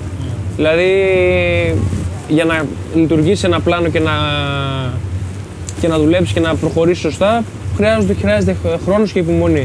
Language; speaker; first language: Greek; native; Greek